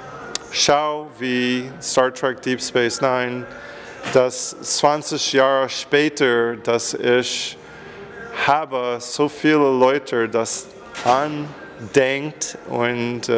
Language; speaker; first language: German; non-native, learner; English